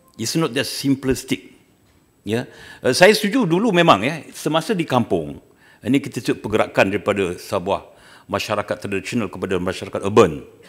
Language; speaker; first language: Malay; native; Malay